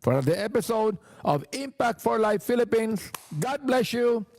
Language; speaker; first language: English; non-native, local second language; Filipino